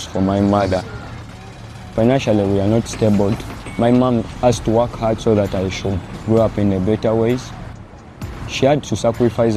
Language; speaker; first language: English; non-native, local second language; Ganda